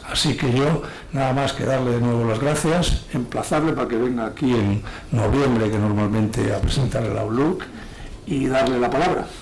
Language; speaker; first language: Spanish; native; Spanish